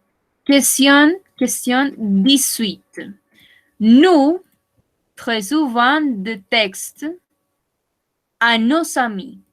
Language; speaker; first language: French; non-native, fluent; Spanish